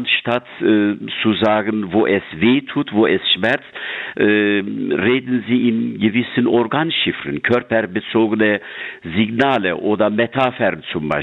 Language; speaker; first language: German; non-native, fluent; Turkish